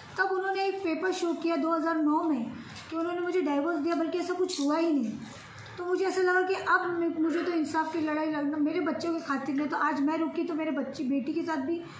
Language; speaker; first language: Hindi; native; Hindi